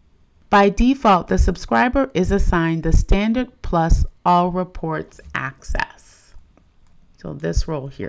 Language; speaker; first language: English; native; English